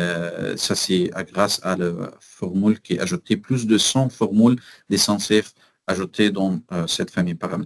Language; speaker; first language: French; non-native, learner; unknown